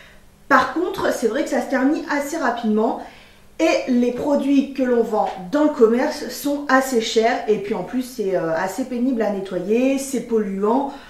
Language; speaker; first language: French; native; French